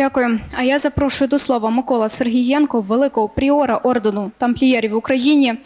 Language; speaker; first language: Ukrainian; native; Ukrainian